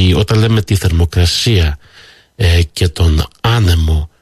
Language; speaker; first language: Greek; native; Greek